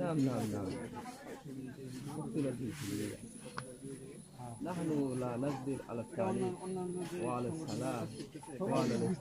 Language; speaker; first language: Arabic; non-native, fluent; Rohingya